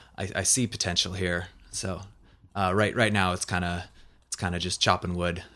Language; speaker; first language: English; native; English